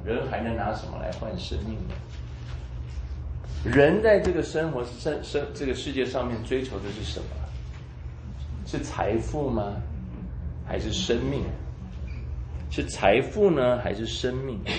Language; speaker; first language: Chinese; native; Chinese